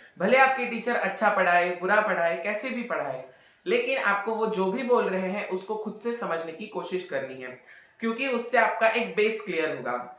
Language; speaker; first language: Hindi; non-native, local second language; Marathi